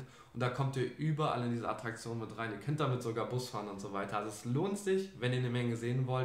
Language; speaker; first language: German; native; German